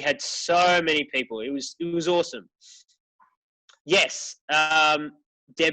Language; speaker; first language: English; native; English